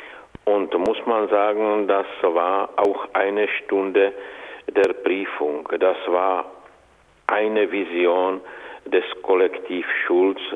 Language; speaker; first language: German; non-native, fluent; Czech